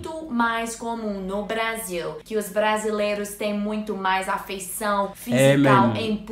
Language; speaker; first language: Portuguese; non-native, learner; English